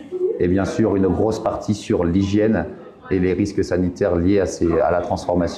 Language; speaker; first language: French; native; French